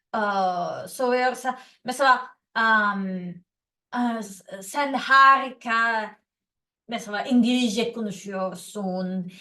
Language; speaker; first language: Turkish; non-native, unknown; Serbian